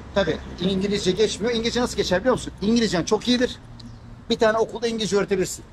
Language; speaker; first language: Turkish; native; Turkish